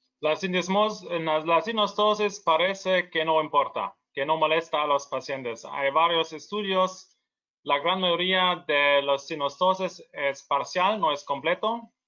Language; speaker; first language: Spanish; non-native, learner; German